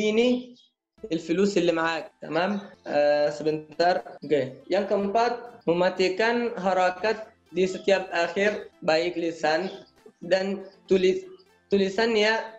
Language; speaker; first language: Indonesian; non-native, learner; Arabic